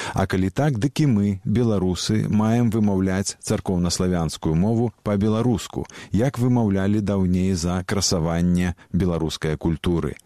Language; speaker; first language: Belarusian; native; Belarusian